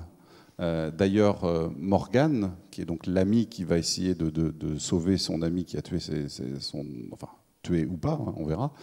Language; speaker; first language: French; native; French